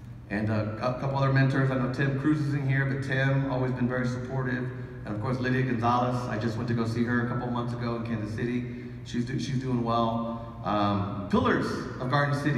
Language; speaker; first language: English; early bilingual, other home language; Spanish